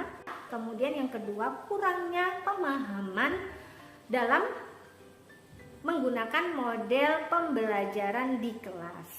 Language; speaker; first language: Indonesian; native; Indonesian